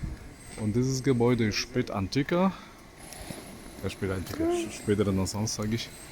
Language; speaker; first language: German; non-native, fluent; Polish